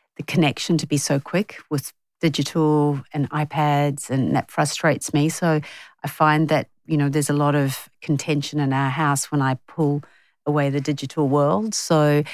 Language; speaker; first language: English; native; English